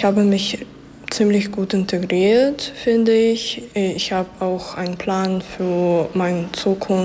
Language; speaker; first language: German; non-native, fluent; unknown